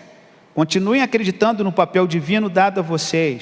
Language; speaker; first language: Portuguese; native; Portuguese